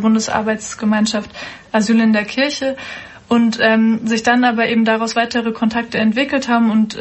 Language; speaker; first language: German; native; German